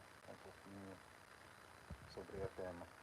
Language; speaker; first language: Portuguese; non-native, fluent; English